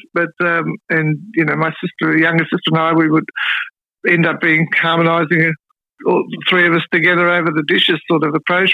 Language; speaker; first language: English; native; English